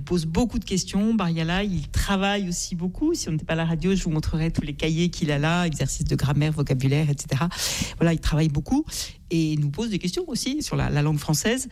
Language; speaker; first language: French; native; French